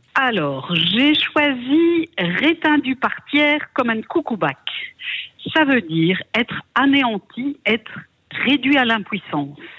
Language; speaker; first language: French; native; French